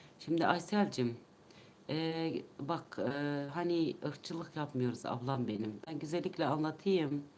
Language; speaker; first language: Turkish; non-native, local second language; Kurdish